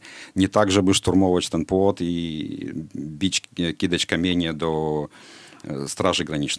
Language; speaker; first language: Polish; non-native, fluent; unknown